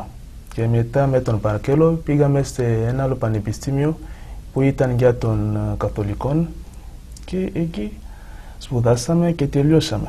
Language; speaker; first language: Greek; non-native, fluent; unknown